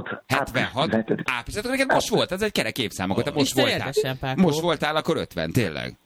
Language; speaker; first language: Hungarian; native; Hungarian